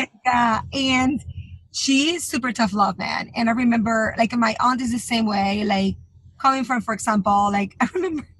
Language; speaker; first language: English; non-native, fluent; Spanish